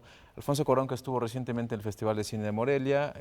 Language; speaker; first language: Spanish; native; Spanish